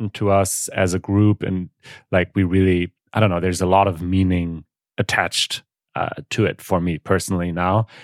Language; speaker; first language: English; non-native, fluent; German